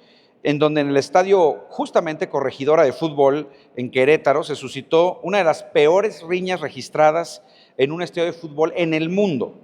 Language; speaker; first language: Spanish; native; Spanish